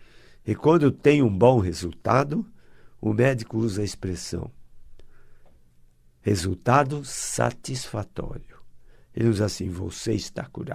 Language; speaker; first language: Portuguese; native; Portuguese